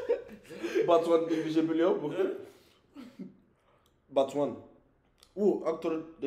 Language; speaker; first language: Turkish; non-native, learner; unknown